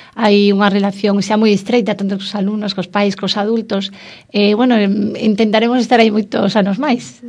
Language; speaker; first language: Galician; non-native, local second language; Spanish